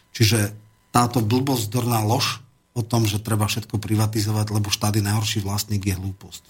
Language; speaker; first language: Slovak; native; Slovak